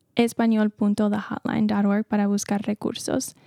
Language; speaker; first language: Spanish; early bilingual, heritage; Spanish